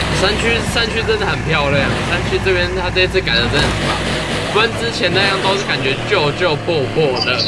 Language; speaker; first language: Chinese; native; Chinese